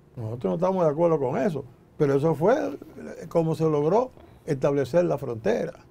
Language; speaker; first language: Spanish; native; Spanish